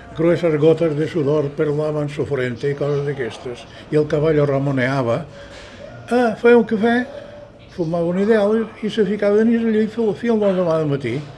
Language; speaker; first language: Catalan; native; Catalan